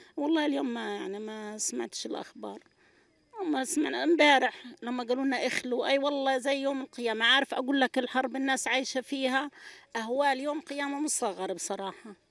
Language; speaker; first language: Arabic; native; Arabic